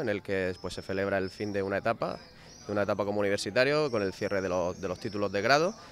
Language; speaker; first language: Spanish; native; Spanish